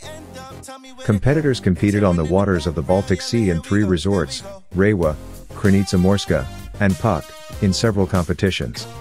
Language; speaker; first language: English; non-native, fluent; Polish